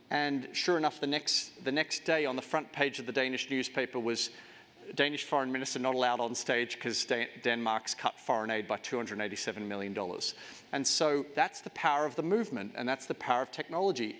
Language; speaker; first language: English; native; English